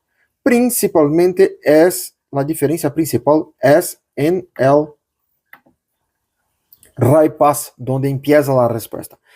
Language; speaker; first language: Spanish; non-native, local second language; Portuguese